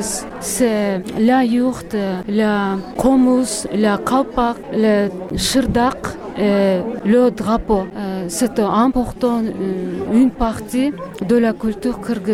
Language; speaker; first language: French; non-native, learner; Kyrgyz